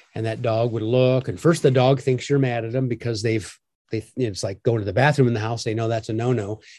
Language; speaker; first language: English; native; English